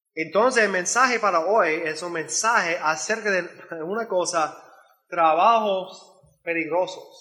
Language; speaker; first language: Spanish; non-native, learner; English